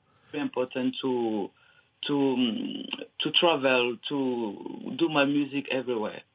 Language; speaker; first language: English; non-native, learner; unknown